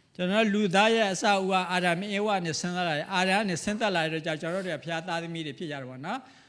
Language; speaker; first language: Burmese; non-native, local second language; S'gaw Karen